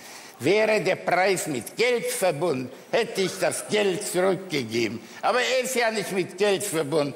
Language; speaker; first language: German; early bilingual, other home language; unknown